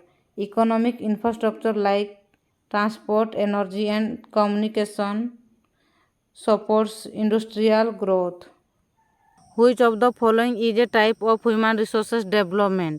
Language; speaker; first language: English; non-native, local second language; Odia